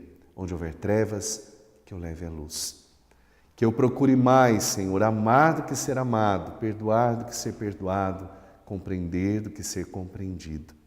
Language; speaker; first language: Portuguese; native; Portuguese